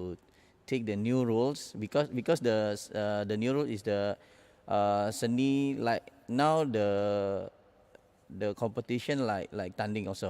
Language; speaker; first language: English; non-native, learner; Indonesian